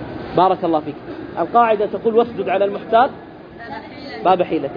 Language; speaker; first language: Arabic; native; Arabic